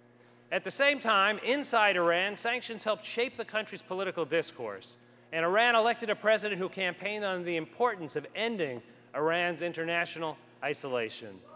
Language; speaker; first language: English; native; English